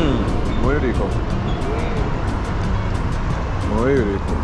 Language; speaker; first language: Spanish; non-native, learner; English